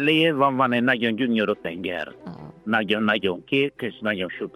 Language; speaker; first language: Hungarian; non-native, fluent; Italian